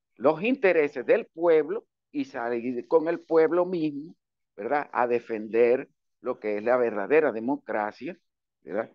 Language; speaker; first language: Spanish; native; Spanish